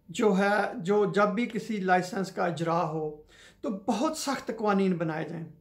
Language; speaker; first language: Urdu; non-native, local second language; Punjabi